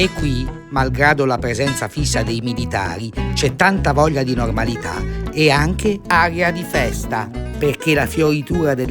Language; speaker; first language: Italian; native; Italian